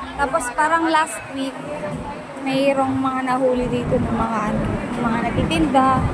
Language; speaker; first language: Filipino; native; Filipino